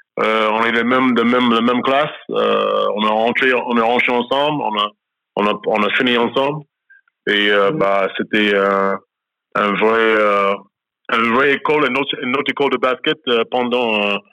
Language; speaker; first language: French; non-native, fluent; English